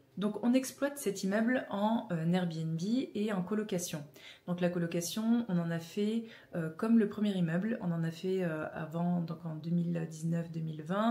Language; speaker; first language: French; native; French